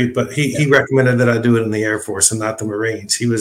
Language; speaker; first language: English; native; English